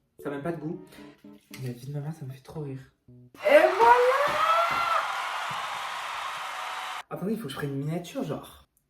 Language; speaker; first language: French; native; French